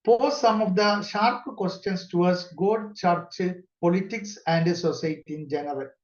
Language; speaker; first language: English; non-native, local second language; Malayalam